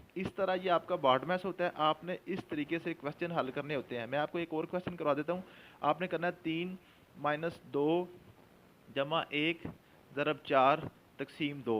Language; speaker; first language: Urdu; non-native, local second language; Punjabi